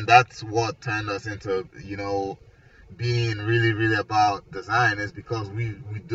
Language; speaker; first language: English; non-native, local second language; Igbo